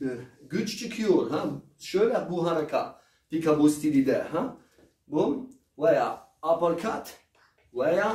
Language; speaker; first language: Turkish; non-native, learner; Arabic